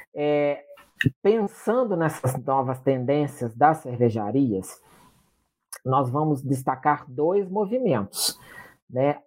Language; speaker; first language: Portuguese; native; Portuguese